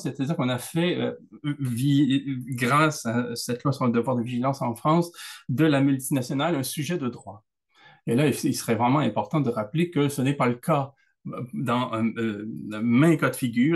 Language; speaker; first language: French; native; French